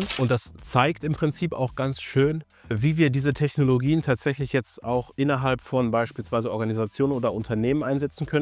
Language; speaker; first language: German; native; German